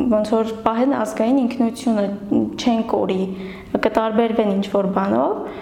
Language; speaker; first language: Armenian; non-native, local second language; Kurdish